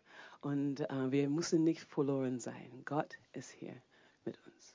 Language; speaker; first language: German; non-native, fluent; English